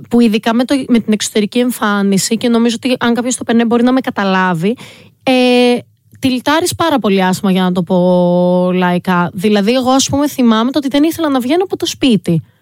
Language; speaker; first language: Greek; native; Greek